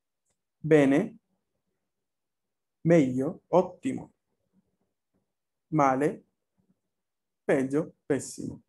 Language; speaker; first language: Italian; non-native, fluent; Spanish